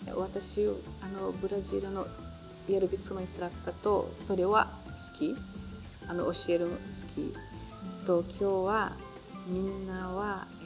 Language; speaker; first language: Japanese; non-native, learner; Portuguese